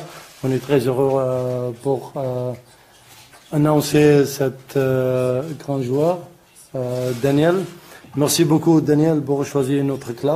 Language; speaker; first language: French; non-native, learner; Arabic